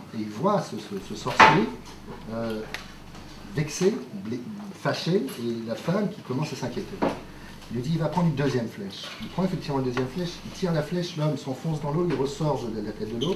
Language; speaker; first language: French; native; French